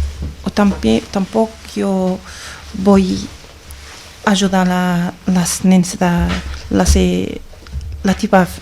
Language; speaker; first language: Catalan; non-native, learner; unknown